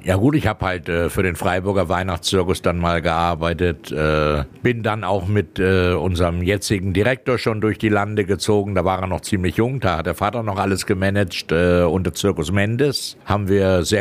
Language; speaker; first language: German; native; German